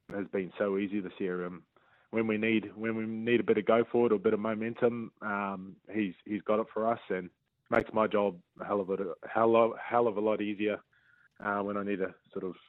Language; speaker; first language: English; native; English